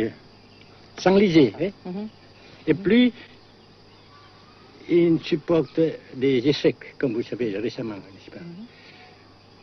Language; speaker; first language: French; non-native, local second language; Vietnamese